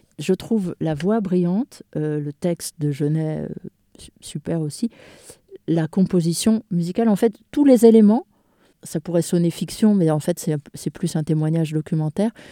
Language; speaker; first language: French; native; French